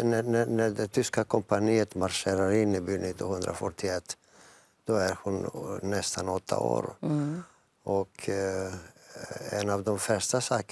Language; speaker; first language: Swedish; non-native, fluent; Greek